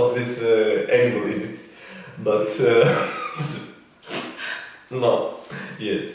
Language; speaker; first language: English; non-native, learner; Turkish